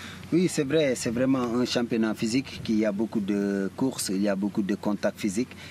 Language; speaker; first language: French; early bilingual, heritage; Italian